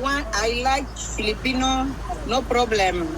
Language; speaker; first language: English; non-native, learner; Spanish